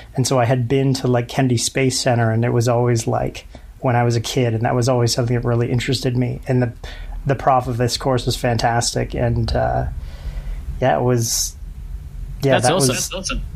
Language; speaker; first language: English; native; English